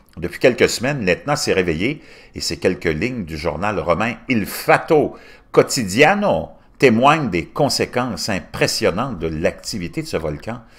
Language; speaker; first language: French; native; French